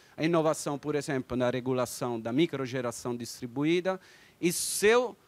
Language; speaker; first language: Portuguese; non-native, fluent; Italian